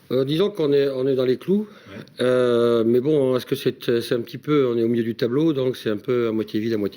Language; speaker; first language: French; native; French